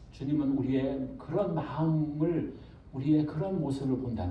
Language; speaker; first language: Korean; native; Korean